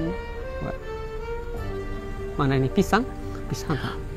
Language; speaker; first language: Malay; native; Malay